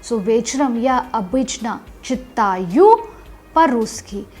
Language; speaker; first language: Russian; non-native, fluent; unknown